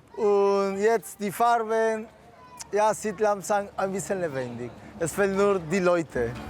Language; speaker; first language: German; non-native, fluent; Spanish